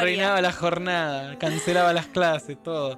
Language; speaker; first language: Spanish; native; Spanish